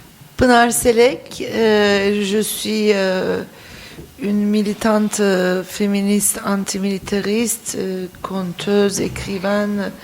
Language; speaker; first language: French; non-native, fluent; Turkish